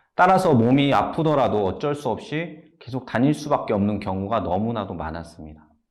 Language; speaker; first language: Korean; native; Korean